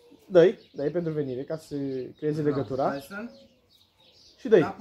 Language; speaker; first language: Romanian; native; Romanian